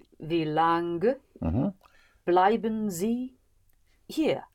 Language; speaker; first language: German; non-native, learner; English